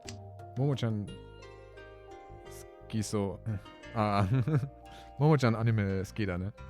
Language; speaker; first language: Japanese; non-native, learner; German